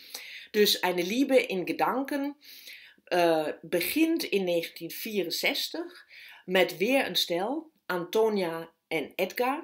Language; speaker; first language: Dutch; non-native, fluent; German